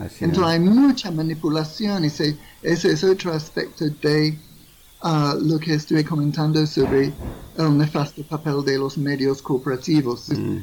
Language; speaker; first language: Spanish; non-native, fluent; English